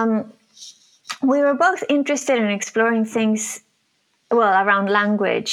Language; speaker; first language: English; non-native, fluent; Spanish